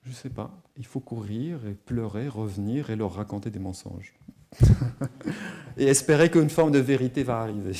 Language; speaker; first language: French; non-native, local second language; Arabic